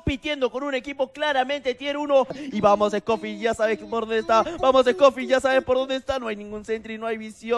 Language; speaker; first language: Spanish; native; Spanish